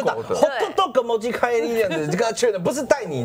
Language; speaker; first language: Chinese; native; Chinese